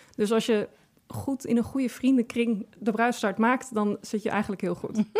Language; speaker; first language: Dutch; native; Dutch